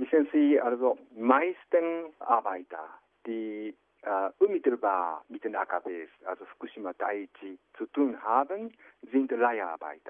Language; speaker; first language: German; non-native, fluent; Japanese